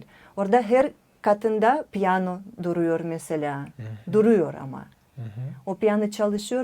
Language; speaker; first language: Turkish; non-native, learner; Russian